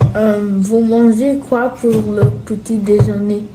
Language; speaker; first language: French; non-native, learner; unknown